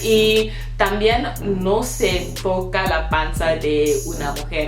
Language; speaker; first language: Spanish; non-native, fluent; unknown